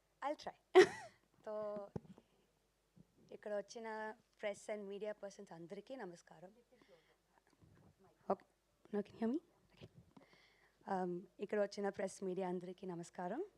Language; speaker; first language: Telugu; non-native, learner; Tamil